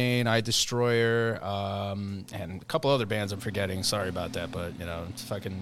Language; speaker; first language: English; early bilingual, other home language; Spanish